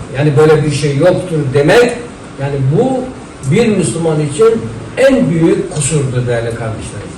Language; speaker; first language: Turkish; non-native, local second language; Zaza